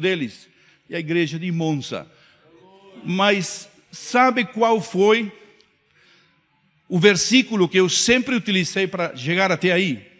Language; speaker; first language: Portuguese; non-native, fluent; Spanish